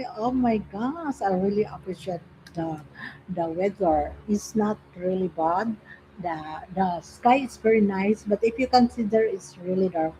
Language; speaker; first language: English; non-native, local second language; Filipino